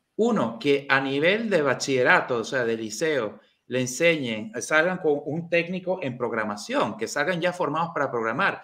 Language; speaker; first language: Spanish; native; Spanish